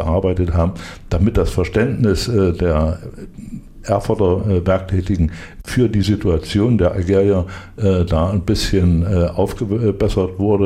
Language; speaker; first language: German; native; German